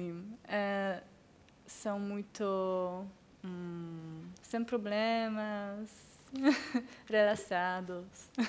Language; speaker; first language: Portuguese; non-native, learner; Polish